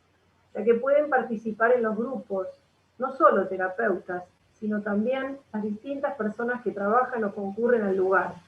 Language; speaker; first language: Spanish; native; Spanish